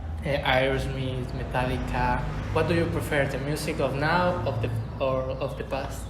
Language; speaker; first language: English; non-native, learner; Spanish